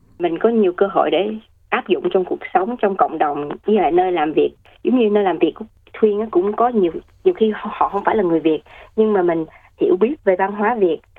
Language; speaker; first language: Vietnamese; early bilingual, heritage; Vietnamese